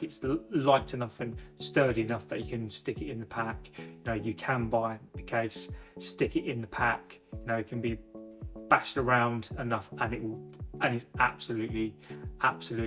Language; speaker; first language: English; native; English